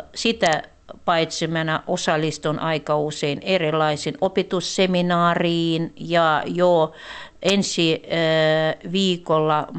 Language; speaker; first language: Finnish; non-native, fluent; Russian